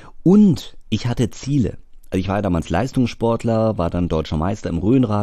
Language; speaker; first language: German; native; German